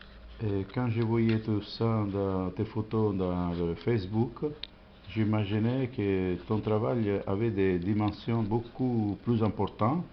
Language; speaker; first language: French; non-native, fluent; Italian